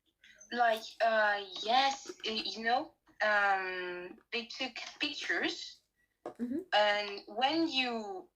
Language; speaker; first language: English; non-native, learner; French